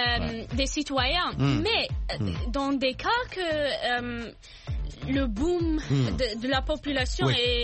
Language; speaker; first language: French; non-native, learner; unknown